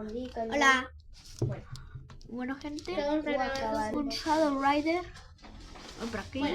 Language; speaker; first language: Spanish; native; Spanish